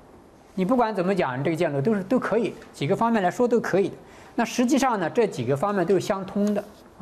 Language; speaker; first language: Chinese; native; Chinese